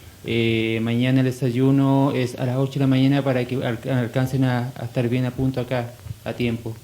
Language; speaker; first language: Spanish; native; Spanish